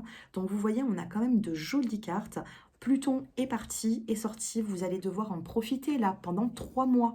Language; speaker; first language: French; native; French